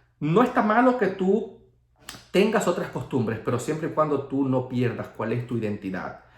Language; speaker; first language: Spanish; native; Spanish